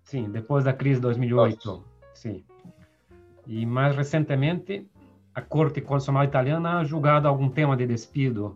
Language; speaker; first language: Spanish; non-native, fluent; Portuguese